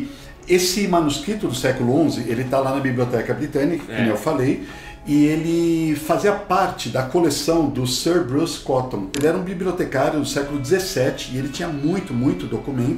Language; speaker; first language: Portuguese; native; Portuguese